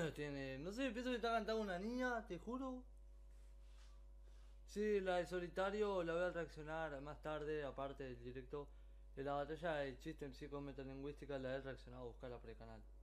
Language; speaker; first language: Spanish; native; Spanish